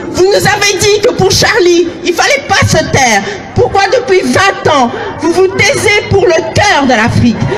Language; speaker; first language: French; early bilingual, other home language; Lingala